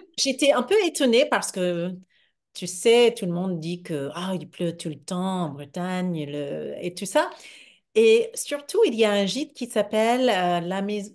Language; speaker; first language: French; non-native, fluent; English